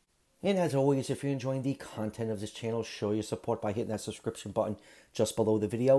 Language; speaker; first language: English; native; English